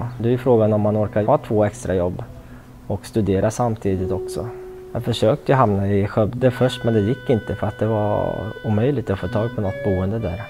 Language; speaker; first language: Swedish; native; Swedish